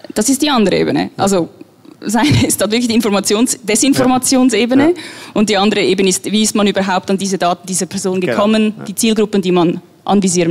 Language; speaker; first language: German; native; German